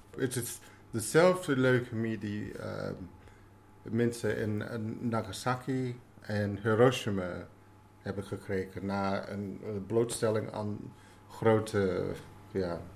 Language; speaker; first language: Dutch; non-native, fluent; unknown